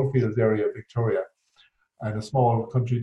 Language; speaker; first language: English; native; English